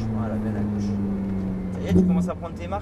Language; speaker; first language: French; native; French